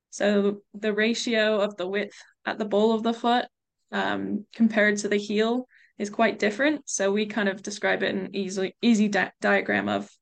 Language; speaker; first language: English; native; English